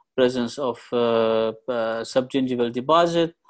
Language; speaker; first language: English; non-native, fluent; Arabic